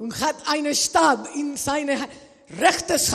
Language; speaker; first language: German; non-native, learner; Spanish